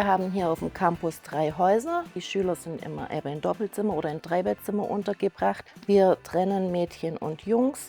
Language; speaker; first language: German; native; German